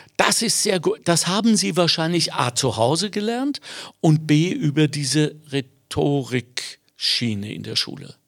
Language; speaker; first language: German; native; German